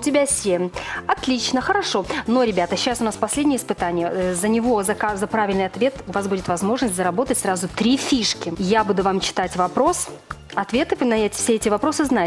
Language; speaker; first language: Russian; native; Russian